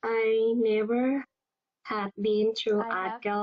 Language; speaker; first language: English; non-native, learner; Thai